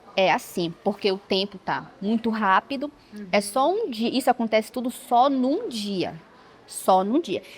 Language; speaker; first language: Portuguese; native; Portuguese